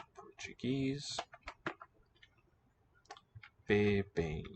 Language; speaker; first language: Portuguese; non-native, learner; English